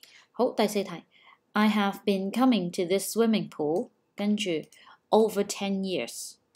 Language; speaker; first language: English; non-native, local second language; Cantonese